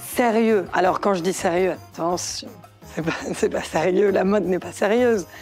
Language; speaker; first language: French; native; French